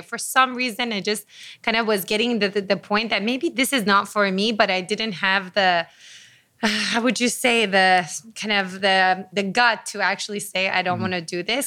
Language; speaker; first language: English; non-native, fluent; Persian